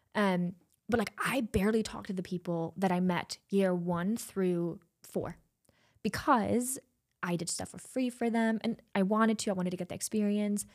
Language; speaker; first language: English; non-native, fluent; German